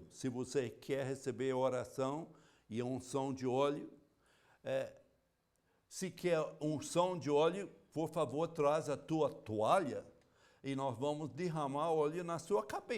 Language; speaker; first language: Portuguese; non-native, fluent; English